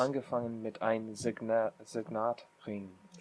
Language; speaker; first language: German; non-native, learner; English